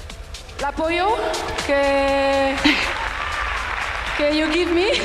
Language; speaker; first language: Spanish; non-native, learner; French